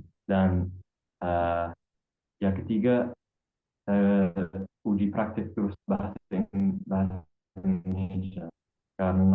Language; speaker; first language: Indonesian; non-native, fluent; English